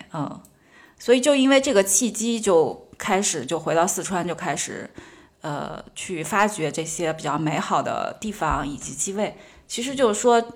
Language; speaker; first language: Chinese; native; Chinese